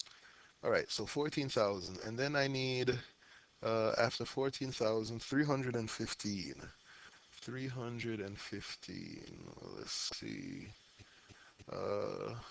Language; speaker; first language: English; native; English